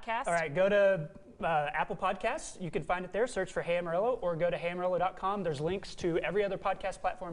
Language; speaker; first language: English; native; English